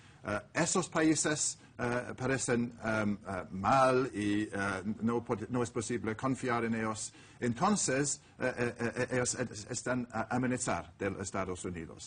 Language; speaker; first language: Spanish; non-native, learner; English